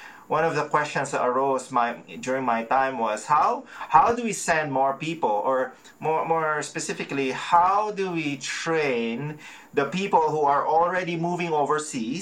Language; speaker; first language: English; non-native, local second language; Filipino